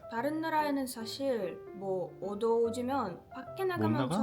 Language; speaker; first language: Korean; non-native, fluent; Russian